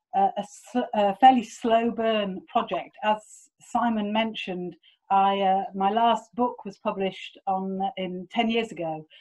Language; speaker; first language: English; native; English